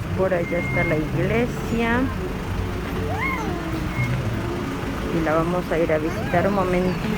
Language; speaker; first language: Spanish; native; Spanish